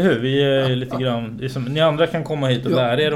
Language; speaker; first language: Swedish; native; Swedish